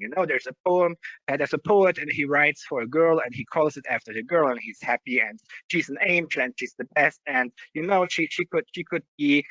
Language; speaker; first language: English; non-native, fluent; German